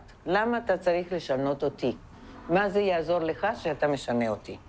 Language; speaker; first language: Hebrew; non-native, fluent; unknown